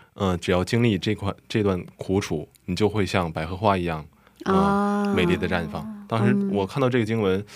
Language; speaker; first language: Chinese; native; Chinese